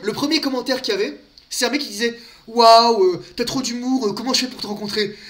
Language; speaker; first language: French; native; French